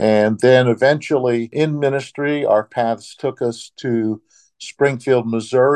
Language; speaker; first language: English; native; English